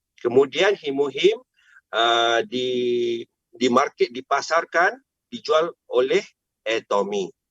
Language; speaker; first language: Malay; non-native, local second language; Chinese